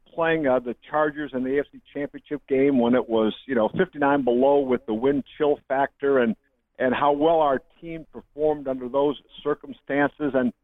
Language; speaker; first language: English; native; English